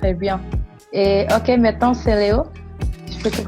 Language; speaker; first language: French; non-native, fluent; Indonesian